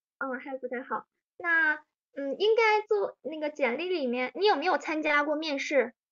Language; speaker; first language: Chinese; native; Chinese